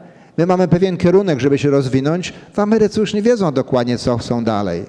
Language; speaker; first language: Polish; early bilingual, heritage; Polish